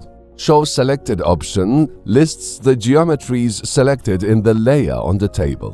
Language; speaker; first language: English; non-native, fluent; Turkish